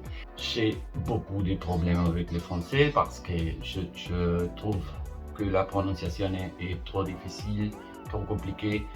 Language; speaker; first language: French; non-native, learner; Spanish